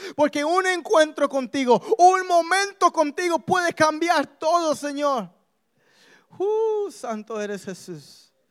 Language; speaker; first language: Spanish; early bilingual, heritage; Spanish